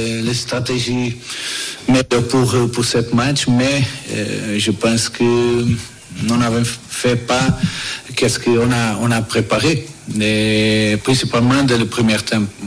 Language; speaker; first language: French; non-native, learner; Portuguese